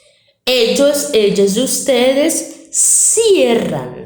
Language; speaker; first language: Spanish; non-native, fluent; Portuguese